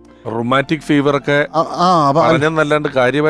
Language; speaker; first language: Malayalam; native; Malayalam